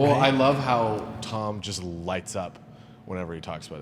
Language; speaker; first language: English; native; English